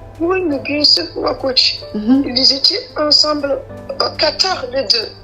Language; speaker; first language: French; non-native, learner; Arabic